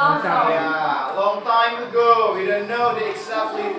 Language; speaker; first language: English; non-native, fluent; Indonesian